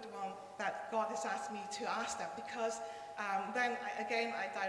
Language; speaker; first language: English; non-native, local second language; Cantonese